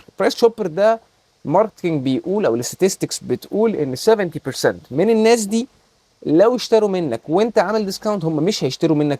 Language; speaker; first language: Arabic; native; Arabic